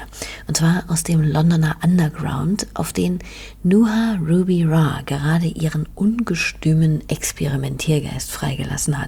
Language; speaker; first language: German; native; German